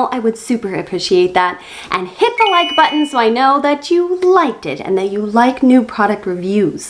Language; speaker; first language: English; native; English